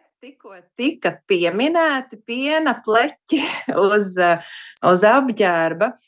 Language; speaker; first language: Latvian; native; Latvian